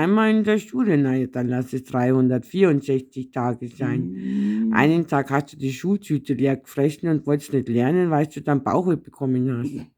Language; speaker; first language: German; native; German